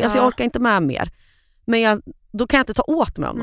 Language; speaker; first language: Swedish; native; Swedish